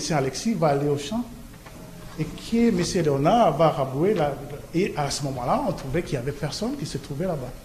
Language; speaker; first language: French; non-native, local second language; Lingala